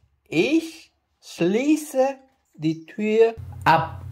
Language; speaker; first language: German; non-native, fluent; Khmer